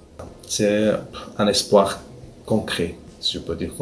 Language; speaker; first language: French; non-native, fluent; Arabic